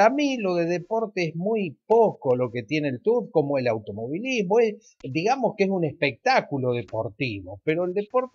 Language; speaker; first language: Spanish; native; Spanish